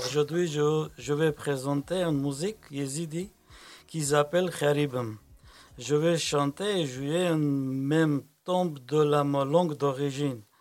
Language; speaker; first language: French; non-native, learner; Kurdish